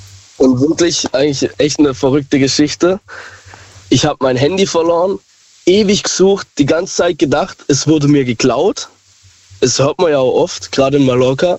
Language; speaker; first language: German; native; German